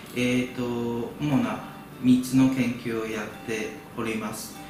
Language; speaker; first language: Japanese; non-native, fluent; Chinese